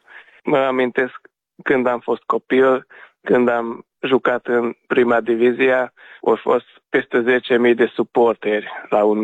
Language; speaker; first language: Romanian; non-native, local second language; Hungarian